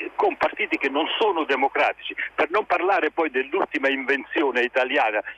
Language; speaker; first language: Italian; native; Italian